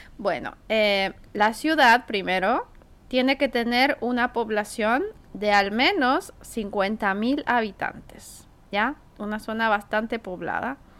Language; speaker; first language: Spanish; native; Spanish